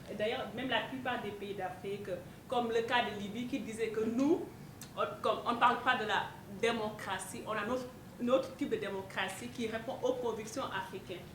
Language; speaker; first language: French; non-native, local second language; Wolof